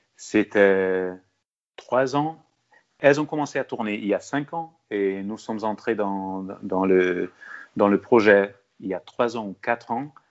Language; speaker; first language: French; non-native, fluent; Hungarian